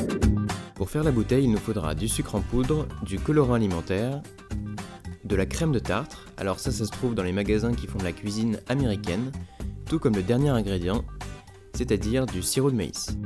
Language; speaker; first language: French; native; French